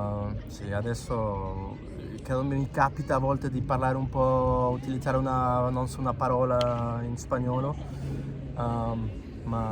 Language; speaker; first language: Italian; non-native, fluent; Spanish